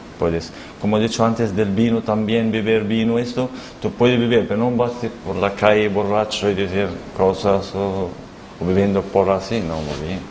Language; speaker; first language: Spanish; non-native, learner; Arabic